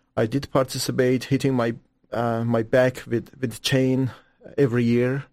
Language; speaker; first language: English; non-native, fluent; Persian